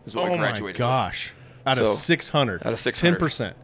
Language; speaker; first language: English; native; English